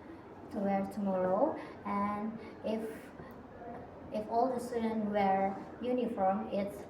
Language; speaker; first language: English; non-native, learner; Indonesian